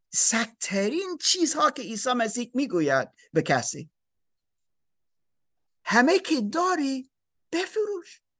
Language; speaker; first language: Persian; non-native, learner; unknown